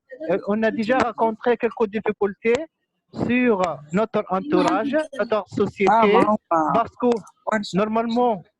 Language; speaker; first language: French; non-native, local second language; Arabic